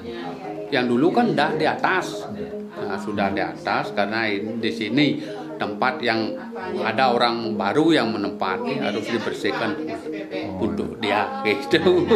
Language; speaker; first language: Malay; non-native, local second language; Balinese